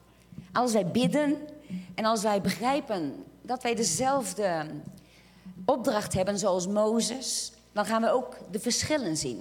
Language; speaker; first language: Dutch; non-native, fluent; Portuguese